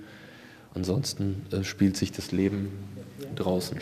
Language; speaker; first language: German; native; German